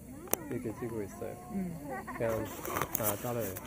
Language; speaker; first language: Korean; non-native, learner; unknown